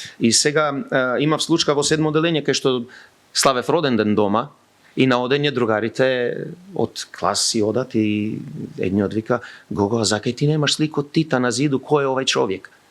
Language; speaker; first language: Macedonian; early bilingual, heritage; Macedonian